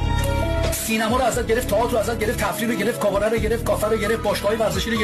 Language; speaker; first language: Persian; native; Persian